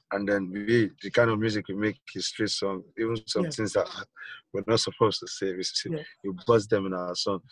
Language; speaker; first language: English; non-native, local second language; Yoruba